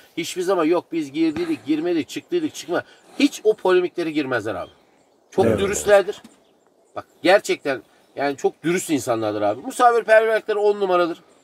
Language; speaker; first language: Turkish; native; Turkish